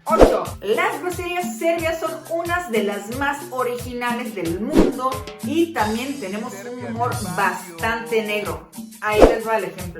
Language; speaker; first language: Spanish; non-native, fluent; Serbian